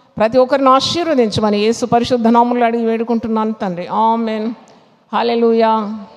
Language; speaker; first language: Telugu; non-native, fluent; Malayalam